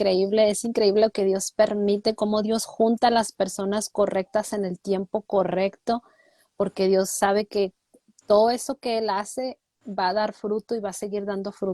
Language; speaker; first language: Spanish; native; Spanish